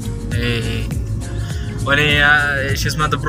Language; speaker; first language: Arabic; non-native, learner; Bangla